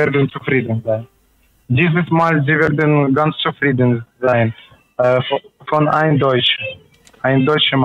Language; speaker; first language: German; non-native, learner; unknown